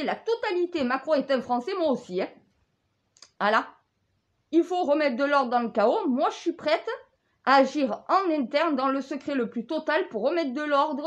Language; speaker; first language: French; native; French